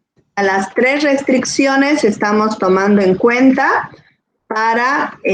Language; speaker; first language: Spanish; native; Spanish